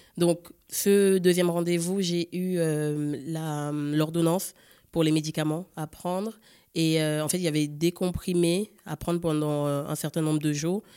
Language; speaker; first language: French; native; French